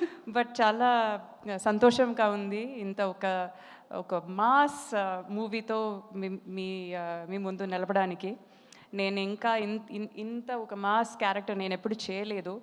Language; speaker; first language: Telugu; non-native, fluent; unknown